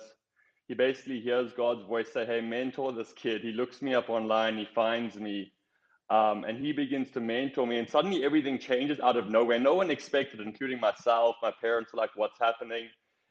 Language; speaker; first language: English; native; English